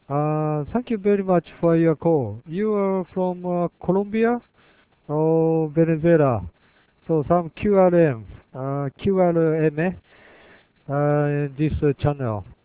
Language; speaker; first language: English; non-native, learner; Japanese